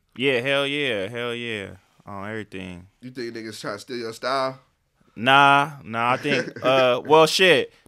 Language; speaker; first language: English; native; English